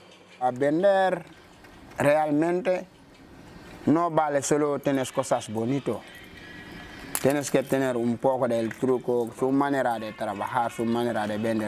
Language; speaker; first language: Spanish; non-native, learner; Wolof